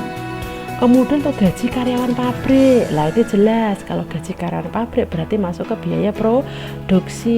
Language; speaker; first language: Indonesian; native; Indonesian